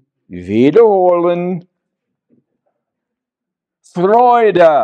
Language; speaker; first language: German; non-native, learner; English